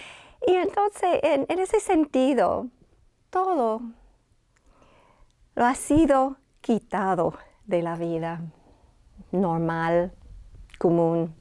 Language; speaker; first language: Spanish; non-native, fluent; English